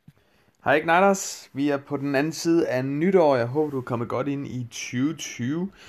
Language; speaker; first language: Danish; native; Danish